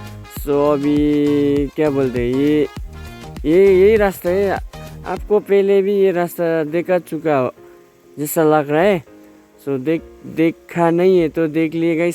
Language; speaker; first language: Hindi; non-native, local second language; Nepali